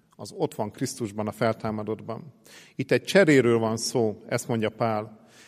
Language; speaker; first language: Hungarian; native; Hungarian